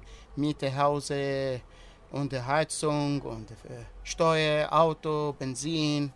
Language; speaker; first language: German; non-native, learner; Arabic